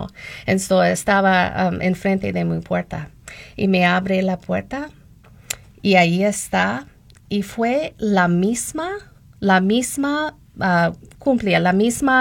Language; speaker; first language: Spanish; non-native, learner; English